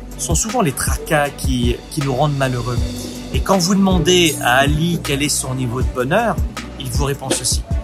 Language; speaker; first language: French; native; French